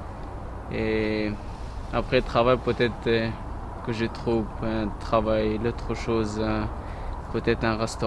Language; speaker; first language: French; non-native, learner; Pashto